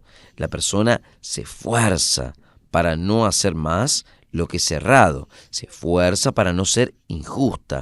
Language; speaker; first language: Spanish; non-native, fluent; Portuguese